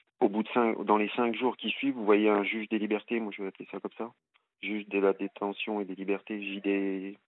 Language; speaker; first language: French; native; French